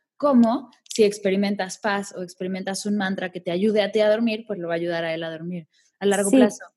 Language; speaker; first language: Spanish; native; Spanish